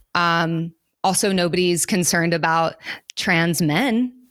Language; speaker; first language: English; native; English